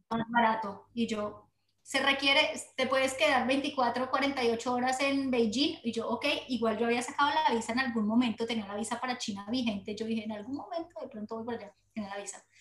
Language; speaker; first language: Spanish; native; Spanish